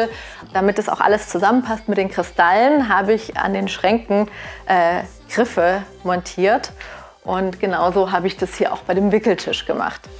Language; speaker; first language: German; native; German